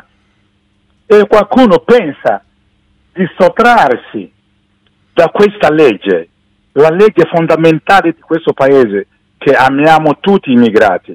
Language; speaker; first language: Italian; non-native, fluent; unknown